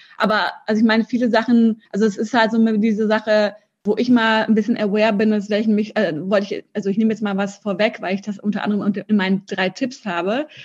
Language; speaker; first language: German; early bilingual, other home language; Russian